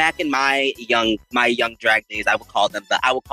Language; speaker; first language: English; native; English